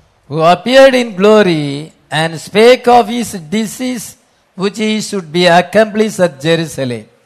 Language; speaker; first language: English; non-native, local second language; Tamil